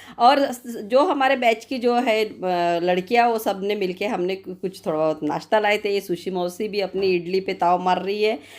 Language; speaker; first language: Hindi; non-native, local second language; Marathi